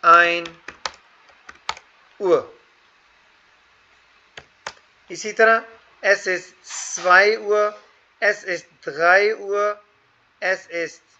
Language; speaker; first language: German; non-native, fluent; Hindi